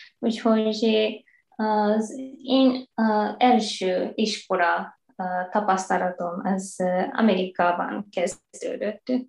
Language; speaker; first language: Hungarian; non-native, fluent; Japanese